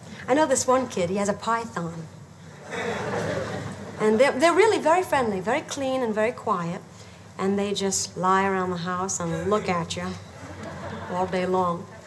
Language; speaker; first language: English; native; English